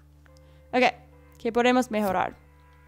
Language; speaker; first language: Spanish; non-native, learner; English